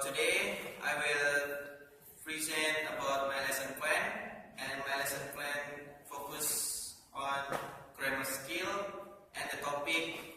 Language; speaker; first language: English; non-native, learner; Indonesian